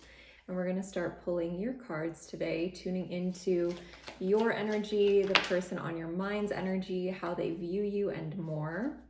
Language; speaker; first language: English; native; English